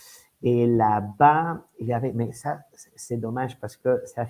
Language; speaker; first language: French; non-native, fluent; Spanish